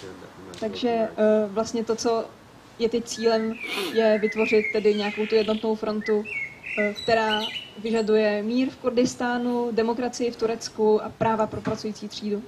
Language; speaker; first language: Czech; native; Czech